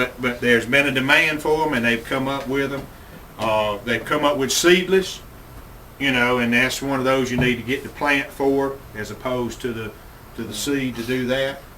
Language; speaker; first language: English; native; English